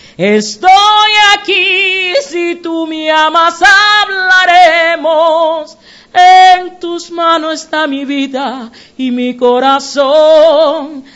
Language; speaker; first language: Spanish; native; Spanish